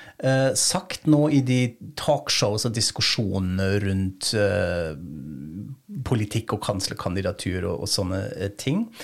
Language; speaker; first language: Norwegian; non-native, fluent; German